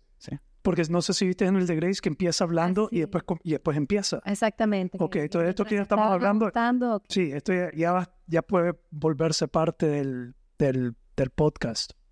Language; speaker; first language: Spanish; native; Spanish